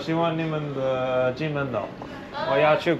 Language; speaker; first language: Chinese; non-native, fluent; English